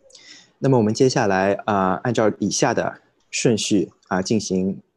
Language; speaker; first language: Chinese; native; Chinese